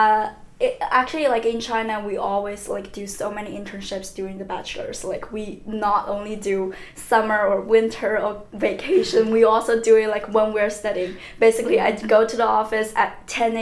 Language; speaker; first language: English; non-native, fluent; Chinese